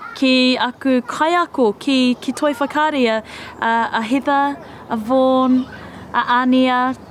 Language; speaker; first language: Māori; non-native, local second language; English